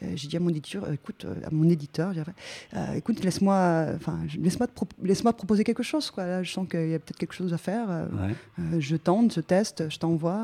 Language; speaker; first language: French; native; French